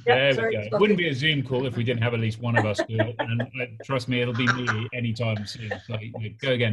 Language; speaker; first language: English; native; English